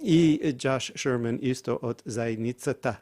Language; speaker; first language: Macedonian; non-native, fluent; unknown